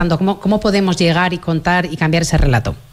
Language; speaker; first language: Spanish; native; Spanish